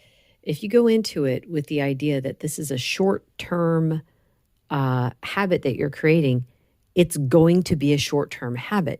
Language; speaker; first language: English; native; English